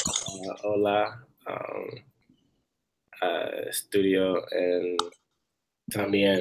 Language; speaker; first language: Spanish; non-native, learner; English